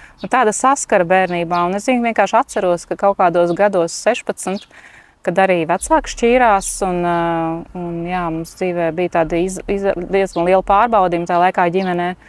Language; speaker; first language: Latvian; native; Latvian